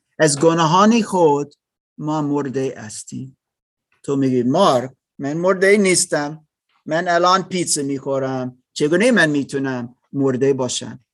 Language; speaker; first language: Persian; non-native, learner; German